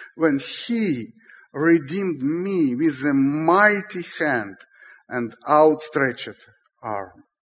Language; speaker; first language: English; non-native, fluent; Russian